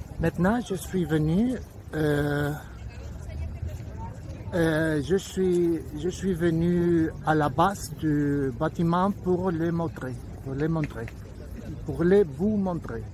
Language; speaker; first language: French; non-native, learner; Spanish